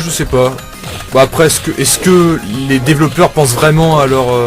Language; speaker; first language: French; native; French